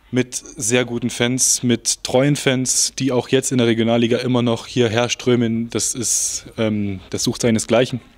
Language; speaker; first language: German; native; German